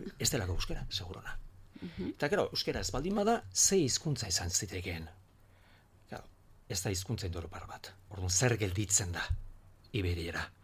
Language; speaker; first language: Basque; non-native, local second language; Spanish